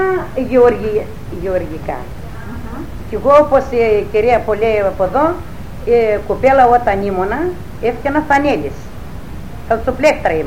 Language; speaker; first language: Greek; native; Greek